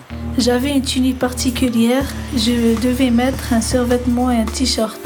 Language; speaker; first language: French; non-native, local second language; Arabic